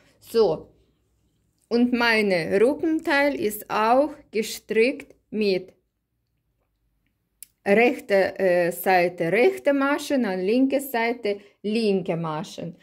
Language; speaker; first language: German; non-native, learner; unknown